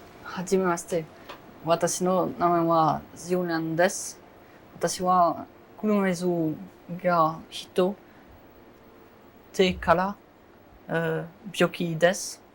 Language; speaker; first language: Japanese; non-native, learner; French